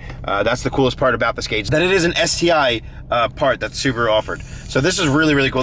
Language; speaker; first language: English; native; English